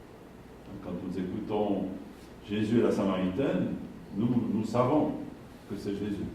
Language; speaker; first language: French; native; French